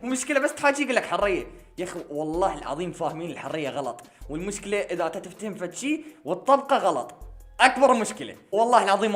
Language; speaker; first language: Arabic; native; Arabic